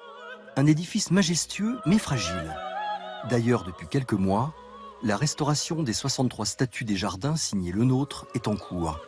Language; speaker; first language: French; native; French